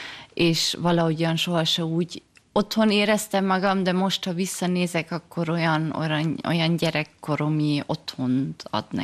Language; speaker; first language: Hungarian; early bilingual, heritage; German